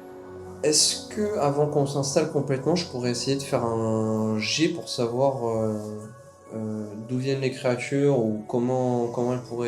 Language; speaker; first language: French; native; French